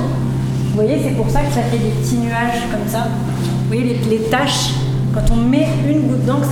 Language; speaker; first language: French; native; French